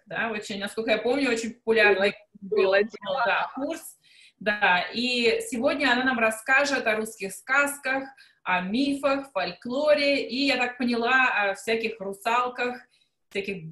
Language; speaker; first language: Russian; native; Russian